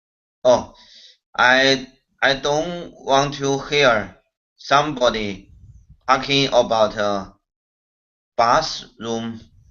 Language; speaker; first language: English; non-native, learner; Chinese